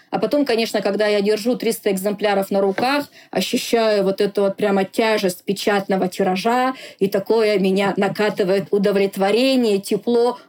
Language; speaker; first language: Russian; non-native, local second language; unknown